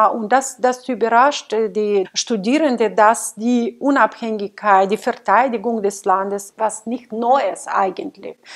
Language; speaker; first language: German; non-native, fluent; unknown